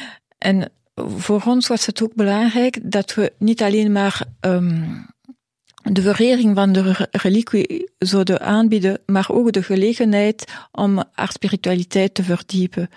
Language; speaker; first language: Dutch; non-native, local second language; French